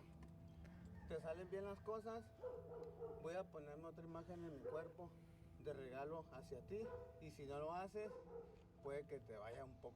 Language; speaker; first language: Spanish; native; Spanish